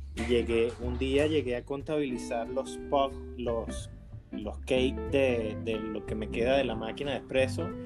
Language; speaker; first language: Spanish; native; Spanish